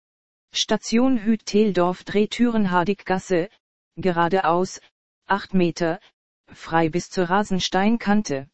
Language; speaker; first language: German; native; German